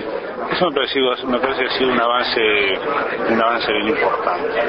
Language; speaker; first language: Spanish; native; Spanish